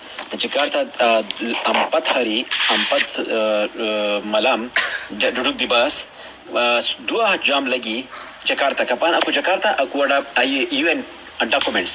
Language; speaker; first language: Indonesian; non-native, learner; Pashto